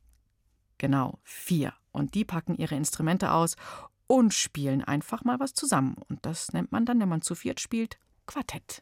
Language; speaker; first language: German; native; German